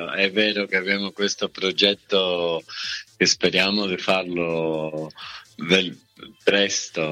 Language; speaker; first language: Italian; non-native, fluent; Spanish